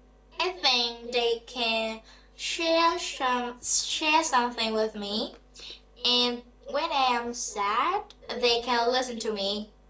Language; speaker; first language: English; non-native, learner; Vietnamese